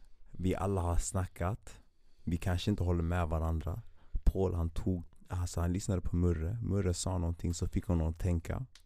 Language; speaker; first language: Swedish; native; Swedish